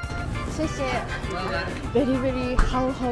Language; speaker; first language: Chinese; non-native, learner; Japanese